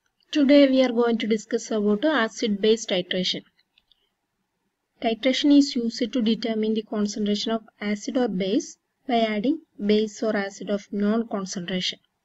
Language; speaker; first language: English; non-native, local second language; Malayalam